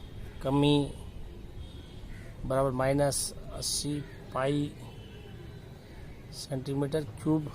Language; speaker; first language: Hindi; native; Hindi